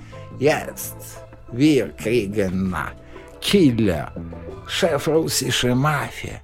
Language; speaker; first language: German; non-native, learner; Russian